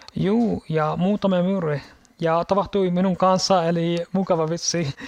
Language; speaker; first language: Finnish; non-native, learner; Arabic